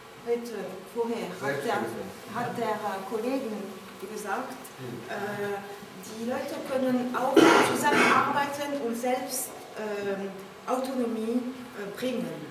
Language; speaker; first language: German; non-native, learner; French